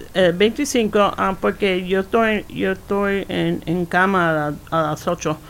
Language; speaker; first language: Spanish; non-native, learner; English